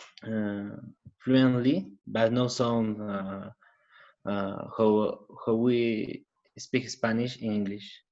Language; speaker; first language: English; non-native, learner; Spanish